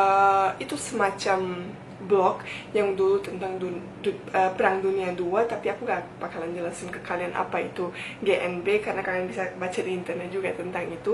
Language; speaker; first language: Indonesian; non-native, fluent; Bosnian